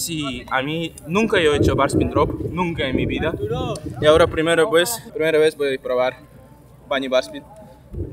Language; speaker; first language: Spanish; non-native, learner; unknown